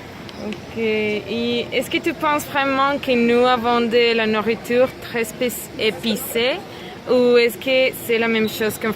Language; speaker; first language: French; non-native, learner; Spanish